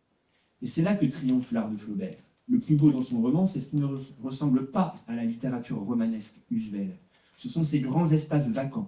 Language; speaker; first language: French; native; French